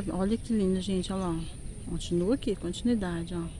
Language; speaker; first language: Portuguese; native; Portuguese